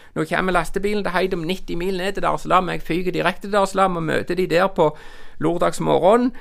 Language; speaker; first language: Norwegian; native; Norwegian